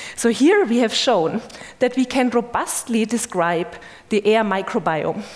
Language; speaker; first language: English; non-native, fluent; German